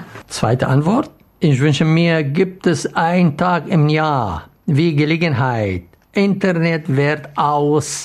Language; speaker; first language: German; non-native, learner; Arabic